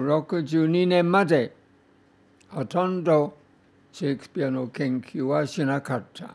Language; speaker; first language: Japanese; non-native, fluent; English